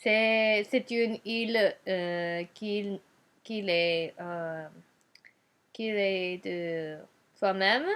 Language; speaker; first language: French; non-native, learner; Japanese